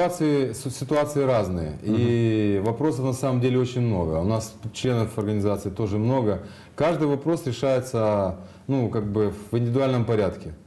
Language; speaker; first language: Russian; native; Russian